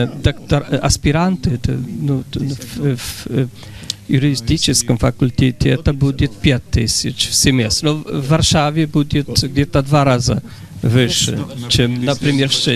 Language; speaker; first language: Russian; non-native, fluent; Polish